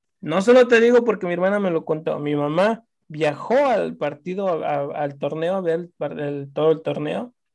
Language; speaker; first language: Spanish; native; Spanish